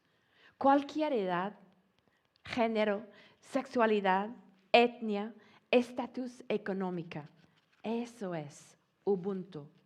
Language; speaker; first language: Spanish; non-native, fluent; English